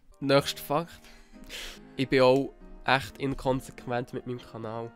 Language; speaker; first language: German; native; German